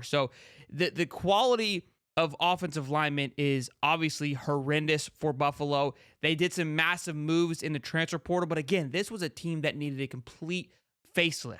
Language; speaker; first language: English; native; English